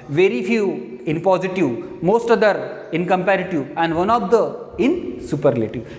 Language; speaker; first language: Hindi; non-native, local second language; Marathi